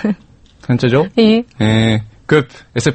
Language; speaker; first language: Kyrgyz; non-native, learner; Japanese